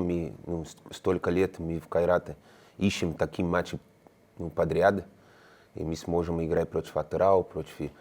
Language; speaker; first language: Russian; non-native, learner; Spanish